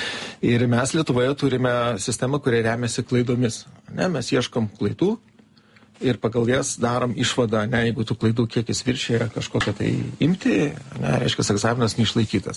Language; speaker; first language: Lithuanian; native; Lithuanian